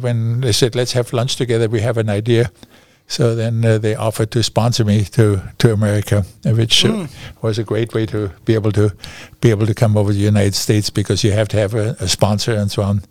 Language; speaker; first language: English; non-native, fluent; German